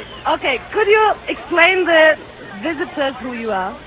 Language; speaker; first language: English; non-native, fluent; German